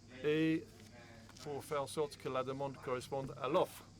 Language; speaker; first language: French; non-native, fluent; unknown